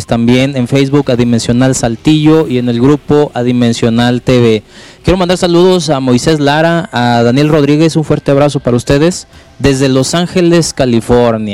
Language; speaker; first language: Spanish; native; Spanish